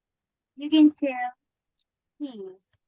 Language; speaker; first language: English; non-native, fluent; Vietnamese